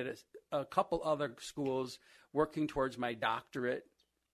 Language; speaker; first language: English; native; English